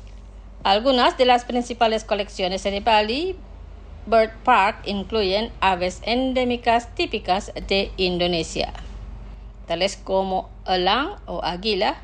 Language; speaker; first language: Spanish; non-native, fluent; Indonesian